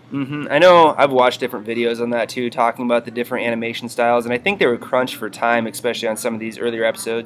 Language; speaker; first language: English; native; English